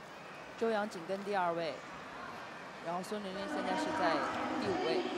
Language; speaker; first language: Chinese; native; Chinese